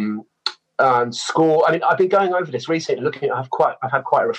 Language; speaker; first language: English; native; English